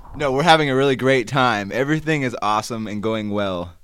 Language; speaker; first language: English; native; English